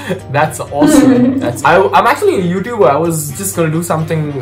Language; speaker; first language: English; non-native, local second language; Marathi